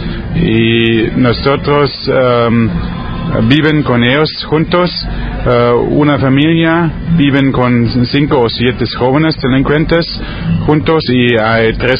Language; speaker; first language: Spanish; non-native, learner; German